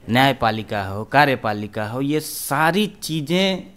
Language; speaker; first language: Hindi; native; Hindi